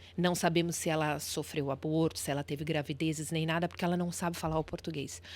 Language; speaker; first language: Portuguese; native; Portuguese